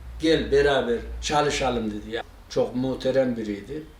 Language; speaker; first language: Turkish; native; Turkish